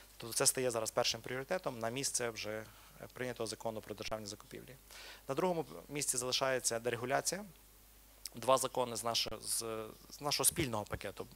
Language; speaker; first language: Ukrainian; native; Ukrainian